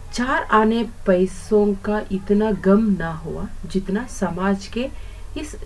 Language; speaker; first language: Hindi; non-native, local second language; Kannada